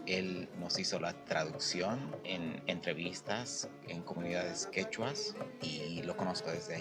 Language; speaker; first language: Spanish; native; Spanish